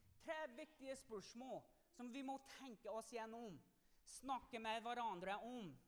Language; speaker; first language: Norwegian; non-native, fluent; English